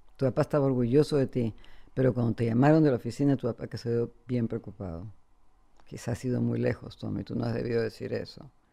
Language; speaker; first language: Spanish; native; Spanish